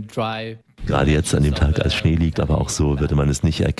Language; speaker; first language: German; native; German